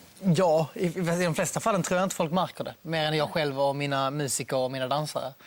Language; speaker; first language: Swedish; native; Swedish